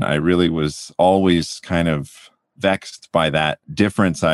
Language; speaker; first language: English; native; English